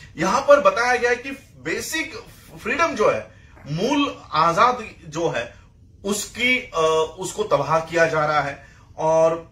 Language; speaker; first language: Hindi; non-native, local second language; Marathi